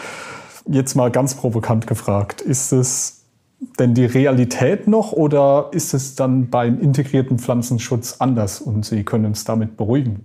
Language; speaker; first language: German; native; German